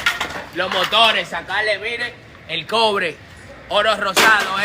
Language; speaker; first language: Spanish; native; Spanish